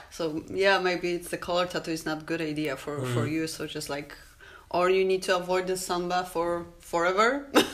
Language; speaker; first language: English; non-native, fluent; Polish